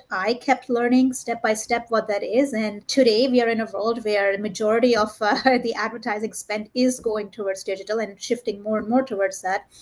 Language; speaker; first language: English; early bilingual, heritage; German